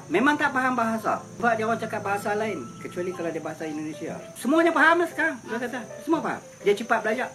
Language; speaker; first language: Malay; native; Malay